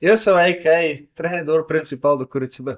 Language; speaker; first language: Portuguese; non-native, learner; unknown